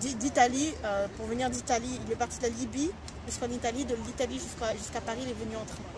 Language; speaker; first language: French; native; French